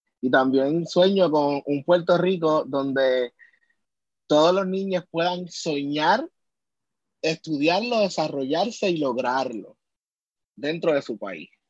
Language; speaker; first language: Spanish; native; Spanish